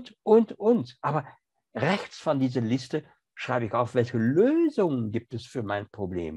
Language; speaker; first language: German; non-native, fluent; French